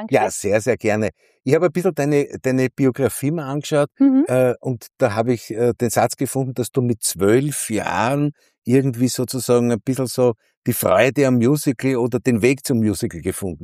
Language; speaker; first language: German; native; German